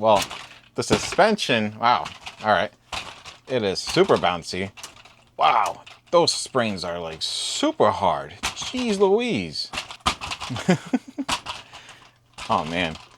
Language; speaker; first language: English; native; English